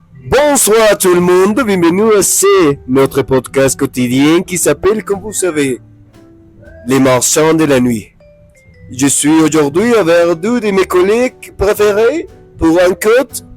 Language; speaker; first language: French; non-native, learner; Spanish